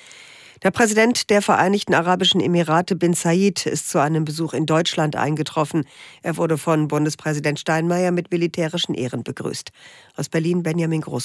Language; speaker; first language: German; native; German